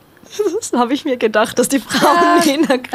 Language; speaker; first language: German; native; German